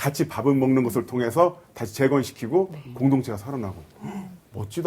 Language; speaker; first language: Korean; native; Korean